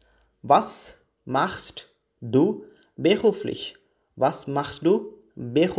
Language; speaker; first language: German; non-native, learner; Tamil